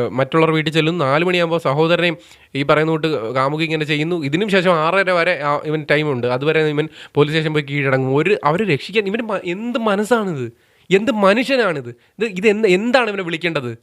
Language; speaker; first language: Malayalam; native; Malayalam